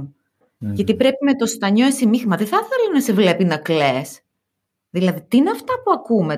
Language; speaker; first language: Greek; native; Greek